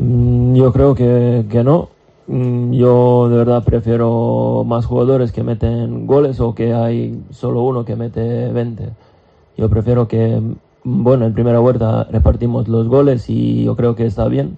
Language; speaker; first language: Spanish; non-native, fluent; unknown